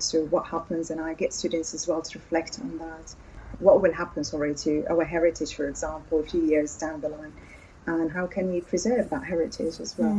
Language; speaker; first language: English; non-native, fluent; Arabic